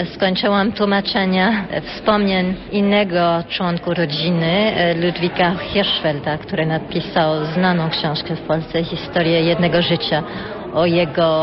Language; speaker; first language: Polish; early bilingual, heritage; Polish